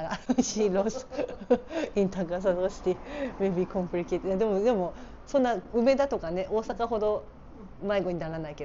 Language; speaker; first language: Japanese; native; Japanese